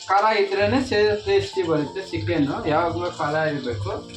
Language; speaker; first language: Kannada; non-native, fluent; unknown